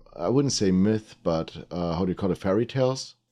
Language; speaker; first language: English; early bilingual, other home language; German